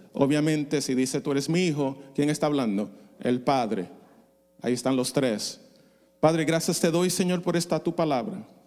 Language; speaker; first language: Spanish; non-native, fluent; English